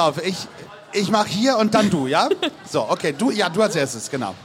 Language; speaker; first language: German; native; German